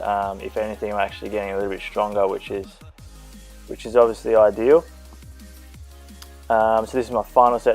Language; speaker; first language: English; native; English